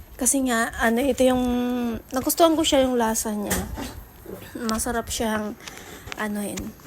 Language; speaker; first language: Filipino; native; Filipino